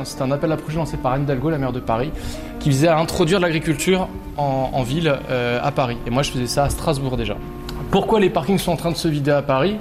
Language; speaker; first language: French; native; French